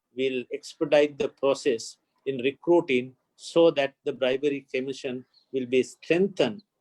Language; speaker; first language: English; non-native, local second language; Sinhala